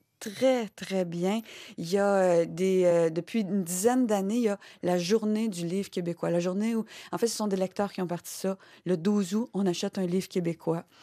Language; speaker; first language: French; native; French